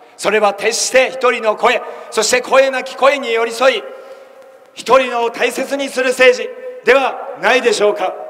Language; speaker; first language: Japanese; native; Japanese